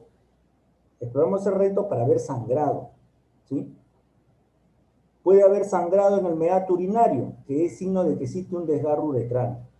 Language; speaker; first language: Spanish; native; Spanish